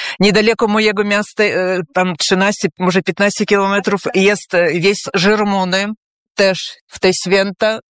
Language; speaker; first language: Polish; early bilingual, heritage; Polish